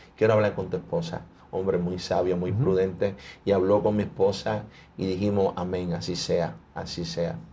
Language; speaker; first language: Spanish; early bilingual, heritage; Spanish